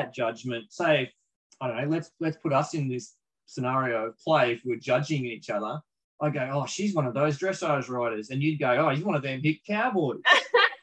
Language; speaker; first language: English; native; English